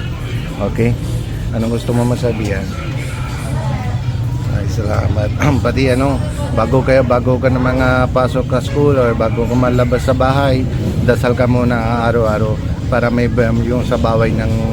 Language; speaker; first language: Filipino; non-native, local second language; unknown